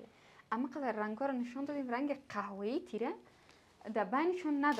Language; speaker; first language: Persian; native; Persian